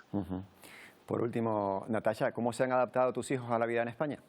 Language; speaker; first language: Spanish; native; Spanish